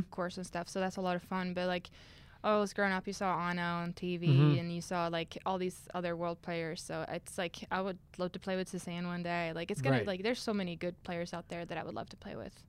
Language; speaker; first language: English; non-native, fluent; Swedish